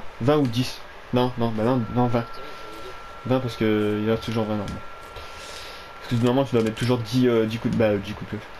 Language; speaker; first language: French; native; French